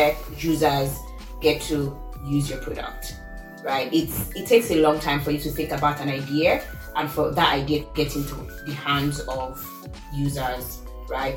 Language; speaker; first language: English; non-native, local second language; Yoruba